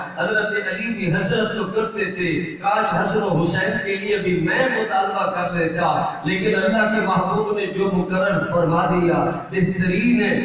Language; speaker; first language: Urdu; non-native, local second language; Punjabi